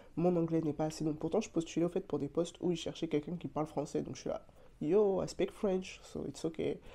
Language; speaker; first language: French; native; French